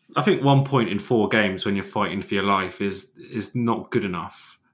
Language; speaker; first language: English; native; English